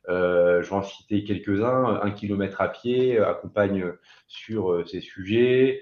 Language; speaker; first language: French; native; French